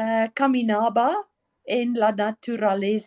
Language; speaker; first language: Spanish; non-native, learner; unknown